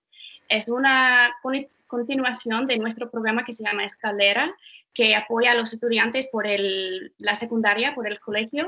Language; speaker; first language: Spanish; non-native, fluent; English